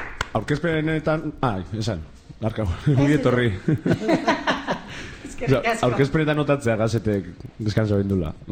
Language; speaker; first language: Basque; native; Basque